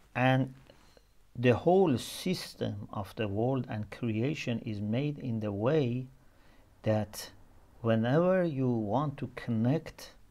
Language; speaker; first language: English; non-native, fluent; Persian